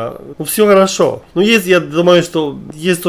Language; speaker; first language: Russian; non-native, learner; Polish